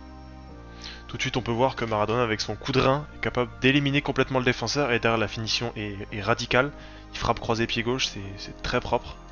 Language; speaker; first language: French; native; French